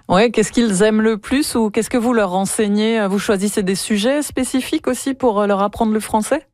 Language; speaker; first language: French; native; French